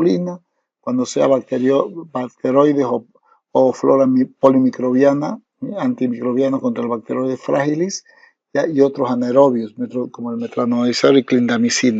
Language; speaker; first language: Spanish; native; Spanish